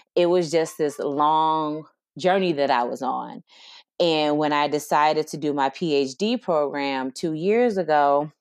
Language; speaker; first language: English; native; English